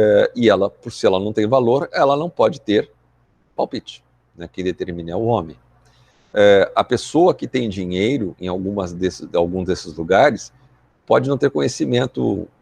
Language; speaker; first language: Portuguese; native; Portuguese